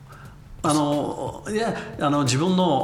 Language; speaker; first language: Japanese; non-native, learner; English